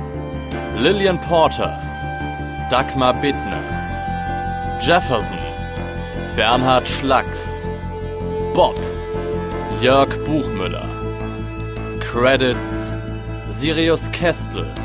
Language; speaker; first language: German; native; German